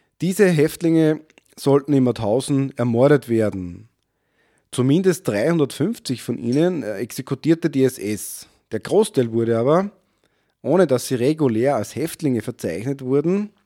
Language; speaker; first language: German; native; German